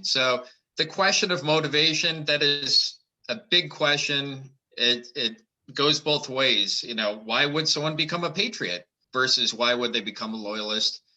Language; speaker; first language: English; native; English